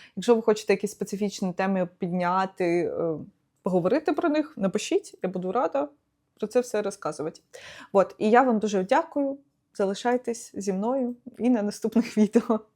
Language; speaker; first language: Ukrainian; non-native, local second language; Russian